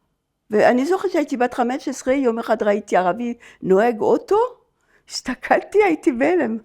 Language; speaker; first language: Hebrew; non-native, fluent; French